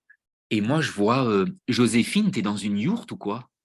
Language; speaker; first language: French; native; French